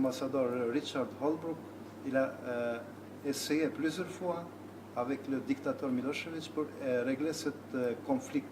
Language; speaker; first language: French; non-native, learner; Albanian